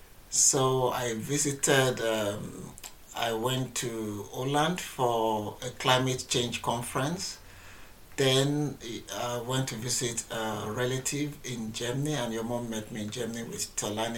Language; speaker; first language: English; non-native, local second language; Yoruba